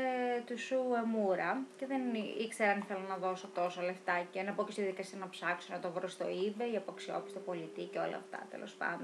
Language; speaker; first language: Greek; native; Greek